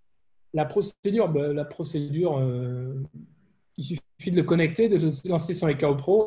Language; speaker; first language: French; native; French